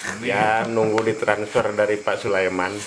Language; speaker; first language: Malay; non-native, local second language; Sundanese